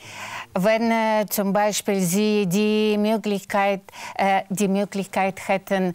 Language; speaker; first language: German; non-native, fluent; Russian